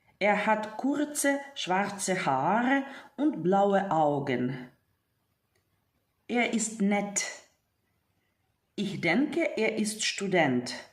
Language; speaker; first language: German; non-native, fluent; Ukrainian